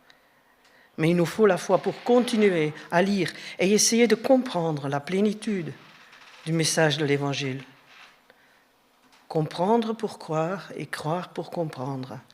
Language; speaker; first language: French; native; French